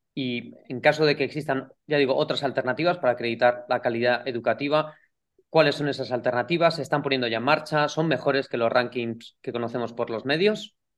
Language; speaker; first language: Spanish; native; Spanish